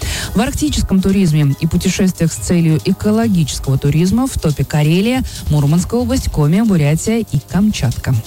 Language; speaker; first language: Russian; native; Russian